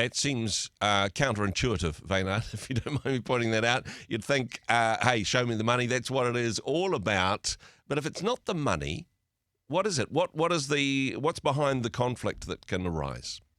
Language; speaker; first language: English; native; English